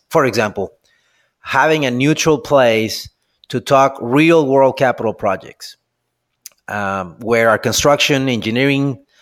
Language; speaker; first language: English; non-native, fluent; Spanish